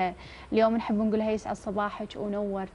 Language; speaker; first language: Arabic; native; Arabic